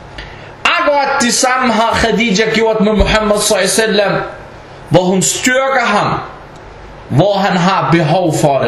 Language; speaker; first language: Danish; non-native, fluent; Arabic